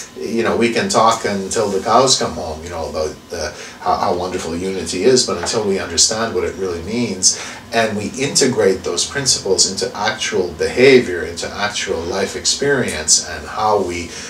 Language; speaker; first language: English; native; English